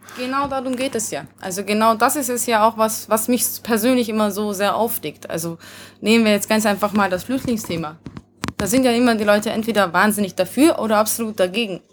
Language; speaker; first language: German; early bilingual, other home language; Hungarian